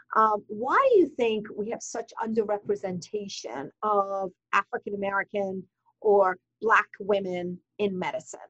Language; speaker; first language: English; non-native, fluent; Persian